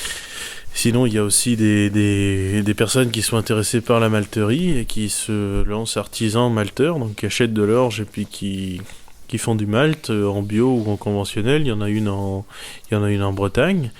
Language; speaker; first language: French; native; French